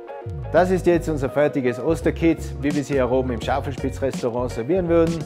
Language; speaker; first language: German; native; German